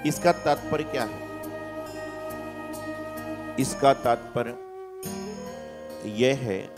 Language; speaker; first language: Hindi; native; Hindi